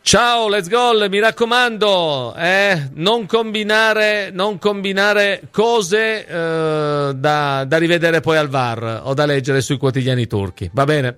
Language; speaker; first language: Italian; native; Italian